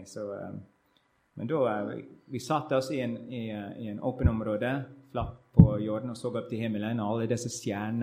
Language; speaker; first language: Norwegian; non-native, learner; English